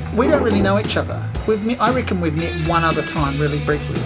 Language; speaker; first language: English; native; English